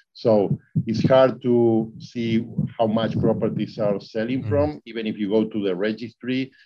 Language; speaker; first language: English; non-native, fluent; Spanish